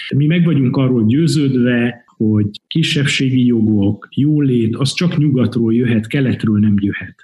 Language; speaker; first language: Hungarian; native; Hungarian